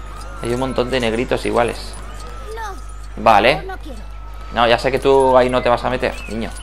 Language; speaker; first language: Spanish; native; Spanish